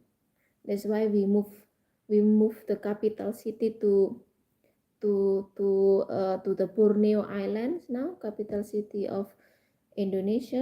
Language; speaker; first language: English; non-native, fluent; Indonesian